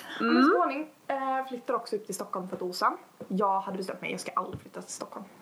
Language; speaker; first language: Swedish; native; Swedish